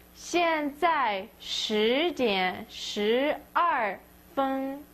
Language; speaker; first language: Chinese; non-native, fluent; English